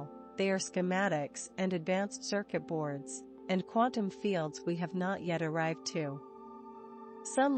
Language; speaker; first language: English; non-native, fluent; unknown